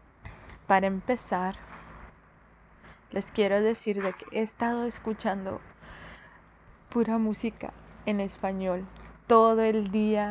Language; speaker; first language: Spanish; early bilingual, heritage; Spanish